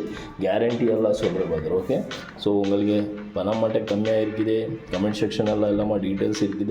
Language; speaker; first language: Tamil; non-native, learner; Kannada